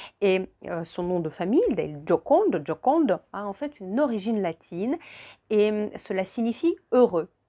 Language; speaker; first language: French; non-native, fluent; Russian